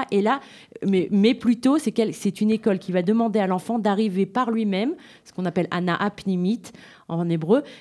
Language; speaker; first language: French; native; French